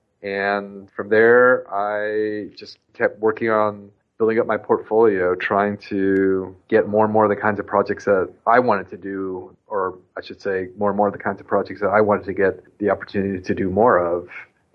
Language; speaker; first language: English; native; English